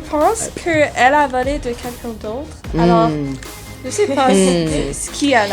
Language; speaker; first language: French; non-native, local second language; English